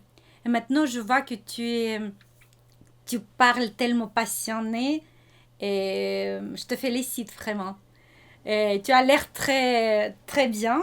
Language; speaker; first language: French; non-native, fluent; Russian